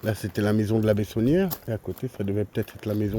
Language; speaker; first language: French; native; French